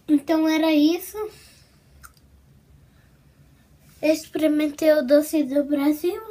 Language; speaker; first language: Portuguese; early bilingual, heritage; Portuguese